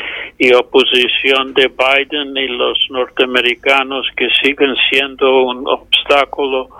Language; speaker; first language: Spanish; non-native, fluent; English